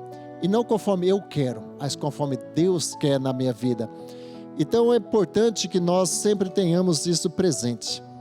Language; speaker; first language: Portuguese; native; Portuguese